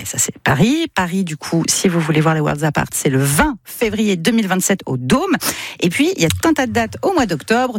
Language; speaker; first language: French; native; French